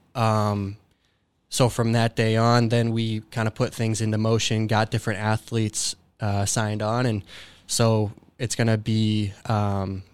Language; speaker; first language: English; native; English